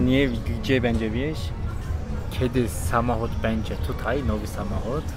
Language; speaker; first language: Polish; non-native, learner; Turkish